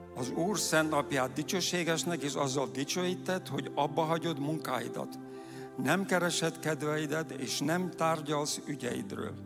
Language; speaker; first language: Hungarian; early bilingual, heritage; Hungarian